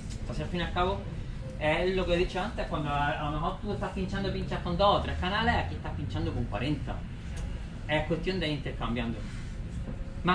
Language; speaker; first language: Spanish; native; Spanish